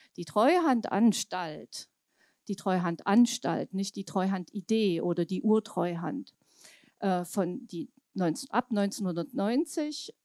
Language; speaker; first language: German; native; German